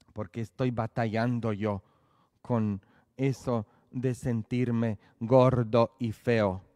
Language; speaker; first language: Spanish; native; Spanish